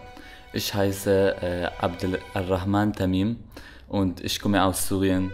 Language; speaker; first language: German; non-native, learner; Arabic